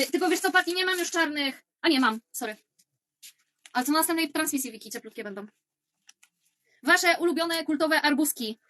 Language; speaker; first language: Polish; native; Polish